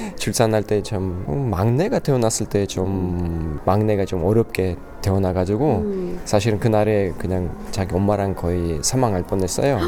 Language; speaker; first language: Korean; non-native, fluent; Russian